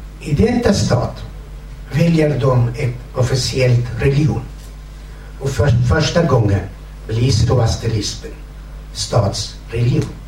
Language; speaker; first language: Swedish; non-native, fluent; Kurdish